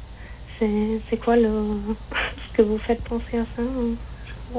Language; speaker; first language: French; non-native, fluent; German